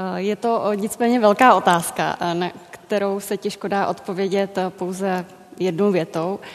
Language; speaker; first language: Czech; early bilingual, other home language; Vietnamese